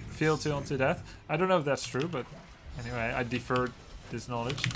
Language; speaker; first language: English; non-native, fluent; Dutch